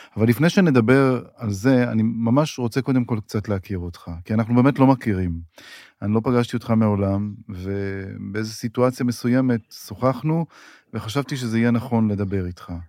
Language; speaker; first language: Hebrew; native; Hebrew